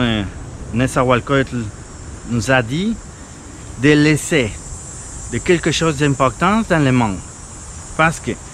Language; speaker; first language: French; non-native, fluent; Spanish